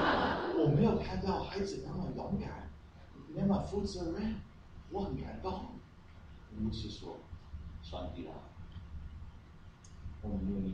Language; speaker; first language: Chinese; non-native, fluent; English